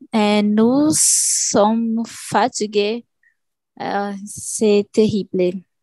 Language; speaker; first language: French; non-native, learner; Portuguese